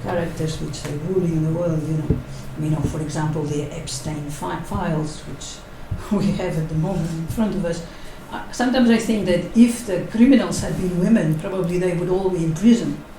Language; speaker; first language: English; non-native, fluent; Catalan